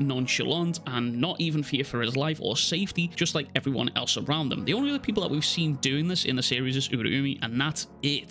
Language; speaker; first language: English; native; English